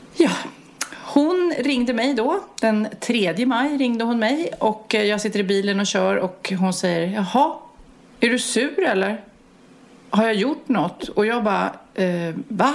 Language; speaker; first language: Swedish; native; Swedish